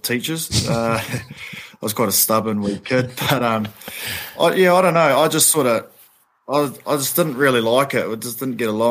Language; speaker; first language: English; native; English